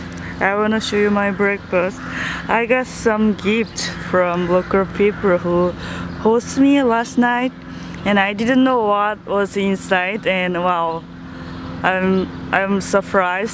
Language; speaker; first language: English; non-native, learner; Korean